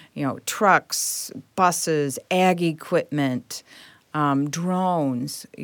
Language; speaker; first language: English; native; English